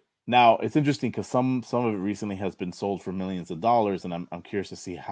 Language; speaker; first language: English; native; English